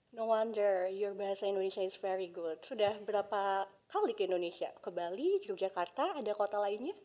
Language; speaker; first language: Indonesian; native; Indonesian